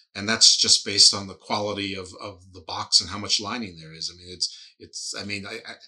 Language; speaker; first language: English; native; English